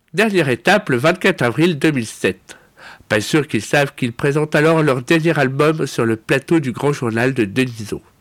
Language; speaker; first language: French; native; French